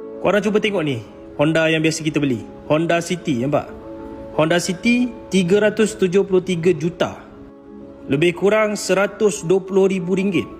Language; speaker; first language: Malay; native; Malay